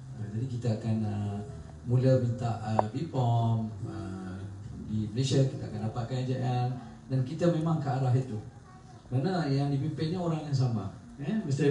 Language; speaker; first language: Malay; native; Malay